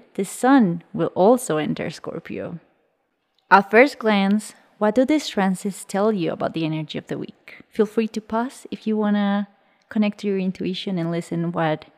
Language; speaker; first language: English; early bilingual, other home language; Spanish